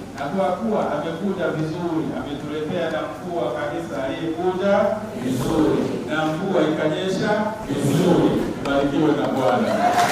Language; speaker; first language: Swahili; native; Swahili